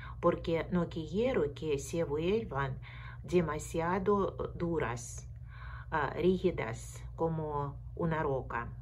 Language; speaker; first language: Spanish; non-native, fluent; Russian